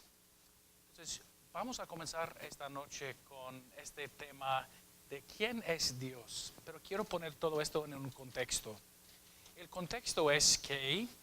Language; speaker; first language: Spanish; non-native, fluent; English